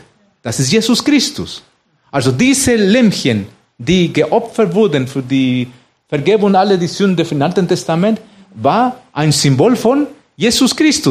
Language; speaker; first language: German; non-native, fluent; Spanish